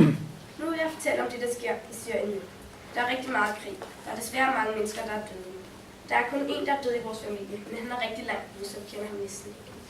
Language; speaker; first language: Danish; early bilingual, heritage; Danish